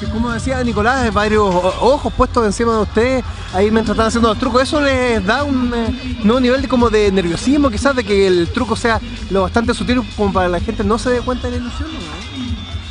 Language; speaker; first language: Spanish; native; Spanish